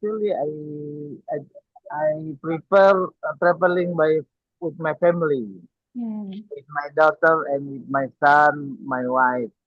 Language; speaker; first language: English; non-native, learner; Indonesian